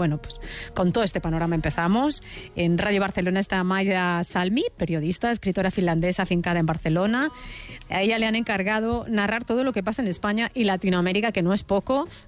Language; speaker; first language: Spanish; native; Spanish